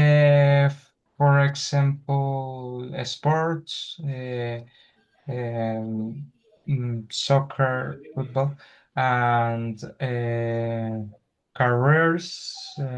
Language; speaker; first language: English; non-native, learner; Spanish